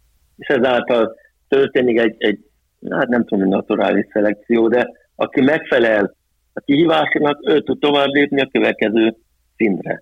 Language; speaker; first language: Hungarian; early bilingual, heritage; Hungarian